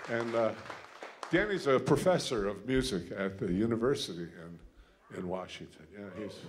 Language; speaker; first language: English; native; English